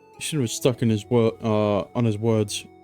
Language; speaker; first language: English; native; English